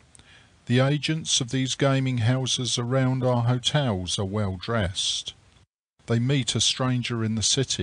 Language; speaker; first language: English; native; English